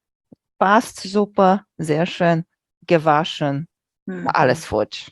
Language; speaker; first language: German; non-native, fluent; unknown